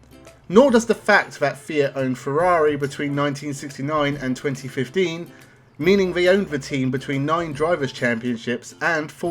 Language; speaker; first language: English; native; English